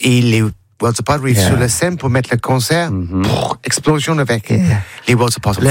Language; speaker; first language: French; non-native, learner; English